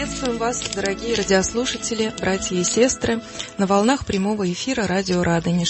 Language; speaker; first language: Russian; native; Russian